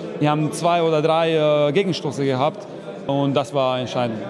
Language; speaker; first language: German; non-native, fluent; Slovenian